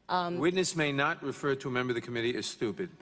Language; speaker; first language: English; native; English